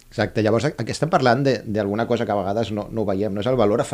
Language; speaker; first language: Catalan; native; Catalan